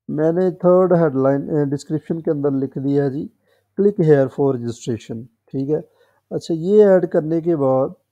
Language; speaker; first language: Urdu; non-native, local second language; Punjabi